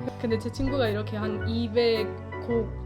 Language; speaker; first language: Korean; non-native, fluent; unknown